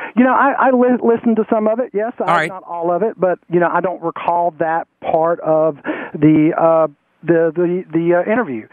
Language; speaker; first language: English; native; English